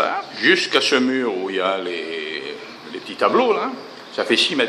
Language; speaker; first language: French; native; French